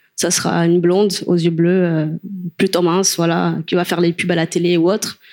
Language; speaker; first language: French; non-native, fluent; Kabuverdianu